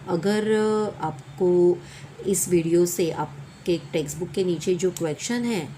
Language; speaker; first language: Hindi; non-native, local second language; Marathi